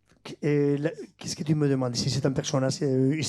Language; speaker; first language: French; non-native, fluent; Basque